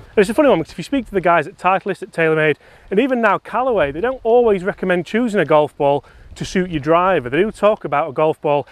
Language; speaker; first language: English; native; English